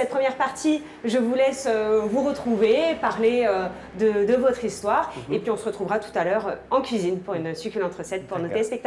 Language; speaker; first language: French; native; French